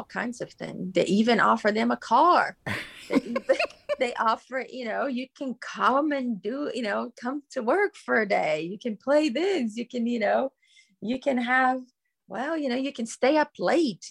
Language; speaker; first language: English; non-native, fluent; Portuguese